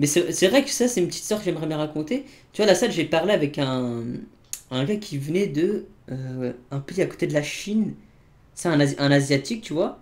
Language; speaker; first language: French; native; French